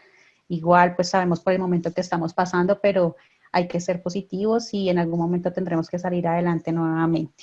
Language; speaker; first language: Spanish; native; Spanish